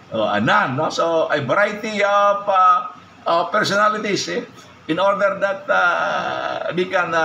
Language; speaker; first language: English; non-native, local second language; Cebuano